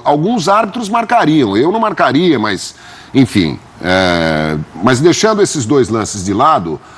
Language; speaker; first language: Portuguese; native; Portuguese